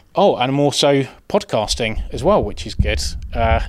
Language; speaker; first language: English; native; English